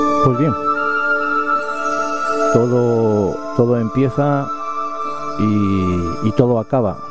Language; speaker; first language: Spanish; native; Spanish